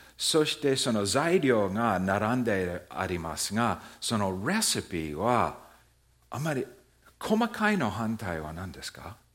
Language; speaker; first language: Japanese; non-native, fluent; English